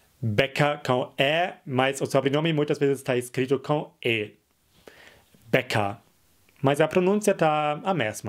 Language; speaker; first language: Portuguese; non-native, fluent; German